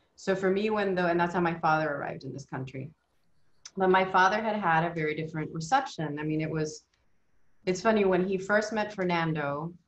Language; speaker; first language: English; early bilingual, other home language; Spanish